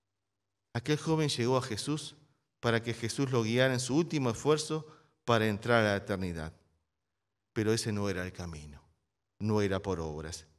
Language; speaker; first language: Spanish; native; Spanish